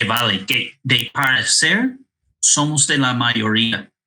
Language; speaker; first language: Spanish; non-native, fluent; English